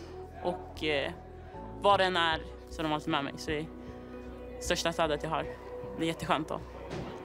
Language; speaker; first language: Swedish; early bilingual, other home language; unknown